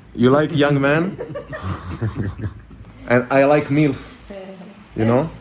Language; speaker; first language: English; non-native, learner; Italian